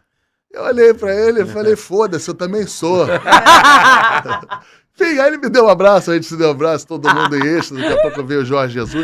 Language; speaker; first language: Portuguese; native; Portuguese